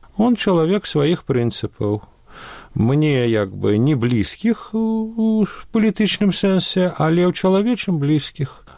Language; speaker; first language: Belarusian; non-native, local second language; Russian